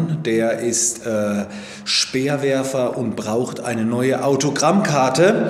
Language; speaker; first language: German; native; German